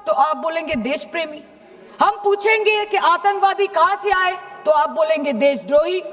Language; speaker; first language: Hindi; non-native, local second language; Bangla